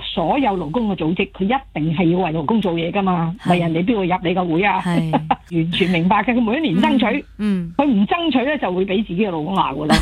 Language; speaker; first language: Cantonese; native; Cantonese